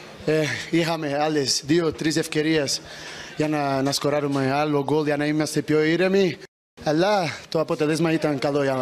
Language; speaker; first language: Greek; non-native, fluent; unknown